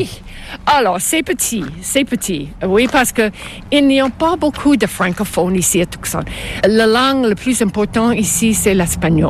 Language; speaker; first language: French; non-native, fluent; English